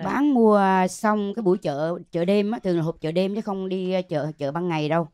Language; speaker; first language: Vietnamese; native; Vietnamese